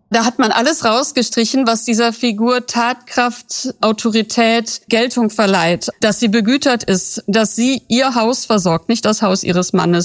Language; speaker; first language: German; native; German